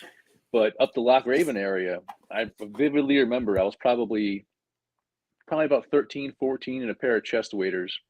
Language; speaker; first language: English; native; English